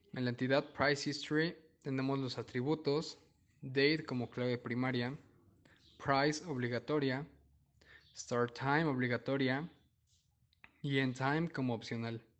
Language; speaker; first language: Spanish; native; Spanish